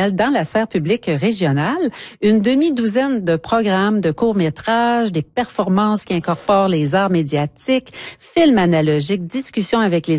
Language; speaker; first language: French; native; French